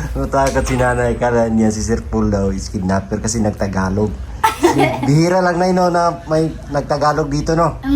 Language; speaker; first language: Filipino; non-native, local second language; Cebuano